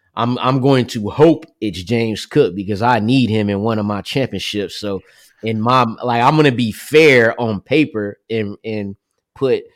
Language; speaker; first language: English; native; English